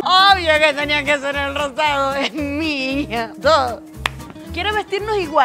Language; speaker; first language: Spanish; native; Spanish